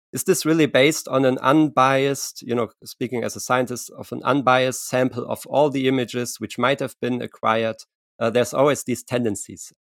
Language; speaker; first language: English; non-native, fluent; German